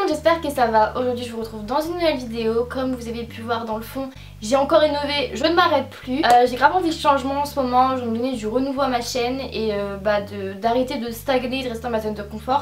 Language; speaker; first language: French; native; French